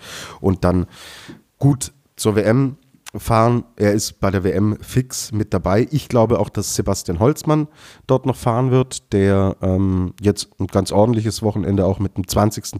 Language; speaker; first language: German; native; German